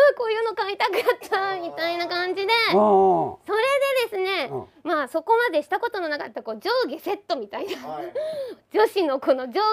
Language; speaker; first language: Japanese; native; Japanese